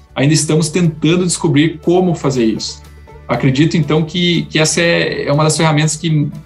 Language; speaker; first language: Portuguese; non-native, fluent; English